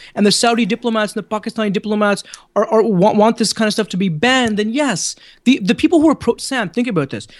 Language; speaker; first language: English; native; English